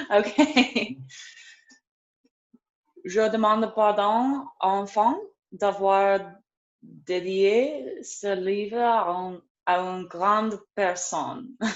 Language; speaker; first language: French; non-native, learner; English